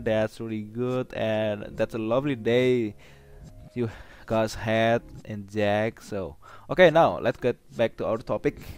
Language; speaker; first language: English; non-native, learner; Indonesian